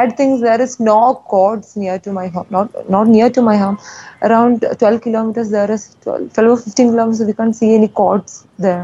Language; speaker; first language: English; non-native, local second language; Malayalam